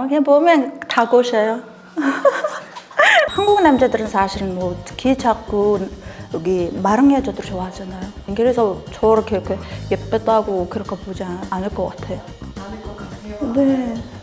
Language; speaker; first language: Korean; non-native, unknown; Mongolian